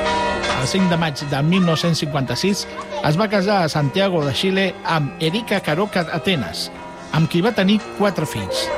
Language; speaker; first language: Catalan; native; Catalan